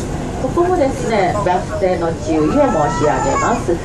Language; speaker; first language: Japanese; native; Japanese